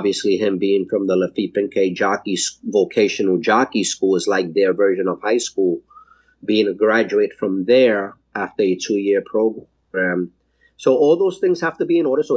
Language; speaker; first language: English; native; English